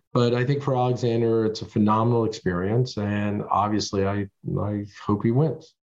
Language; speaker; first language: English; early bilingual, other home language; French